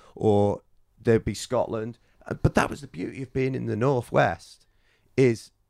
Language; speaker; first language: English; native; English